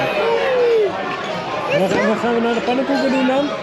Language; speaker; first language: Dutch; native; Dutch